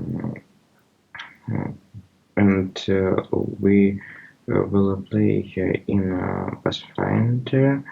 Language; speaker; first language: English; non-native, learner; Russian